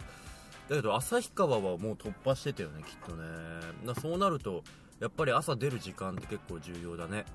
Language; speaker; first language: Japanese; native; Japanese